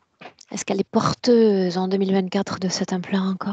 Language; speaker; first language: French; native; French